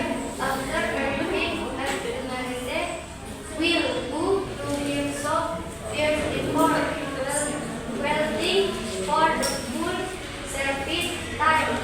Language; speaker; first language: English; non-native, learner; Indonesian